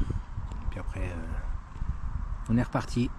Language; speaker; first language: French; native; French